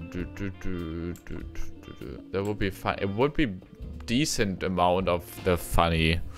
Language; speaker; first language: English; non-native, fluent; German